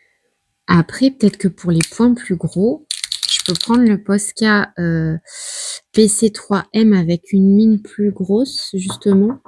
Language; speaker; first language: French; native; French